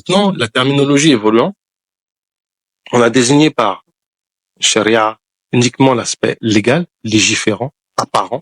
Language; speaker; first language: French; non-native, local second language; Wolof